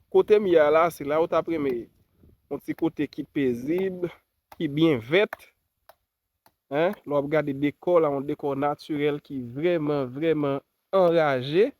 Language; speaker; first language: Haitian Creole; native; Haitian Creole